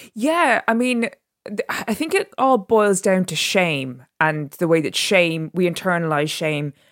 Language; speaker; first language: English; native; English